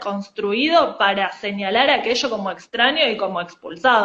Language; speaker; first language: Spanish; native; Spanish